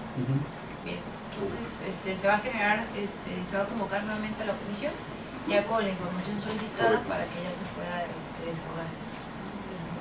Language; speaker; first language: Spanish; native; Spanish